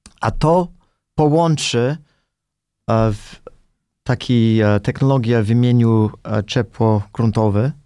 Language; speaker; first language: Polish; non-native, fluent; English